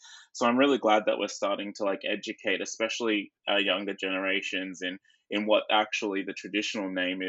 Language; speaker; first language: English; native; English